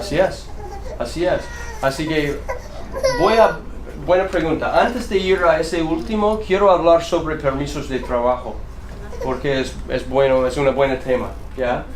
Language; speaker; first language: Spanish; non-native, fluent; English